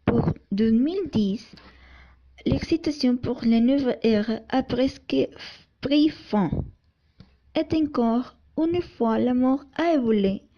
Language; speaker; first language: French; non-native, learner; Spanish